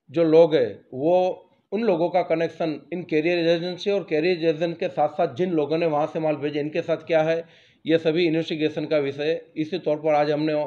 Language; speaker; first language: Hindi; non-native, local second language; Gujarati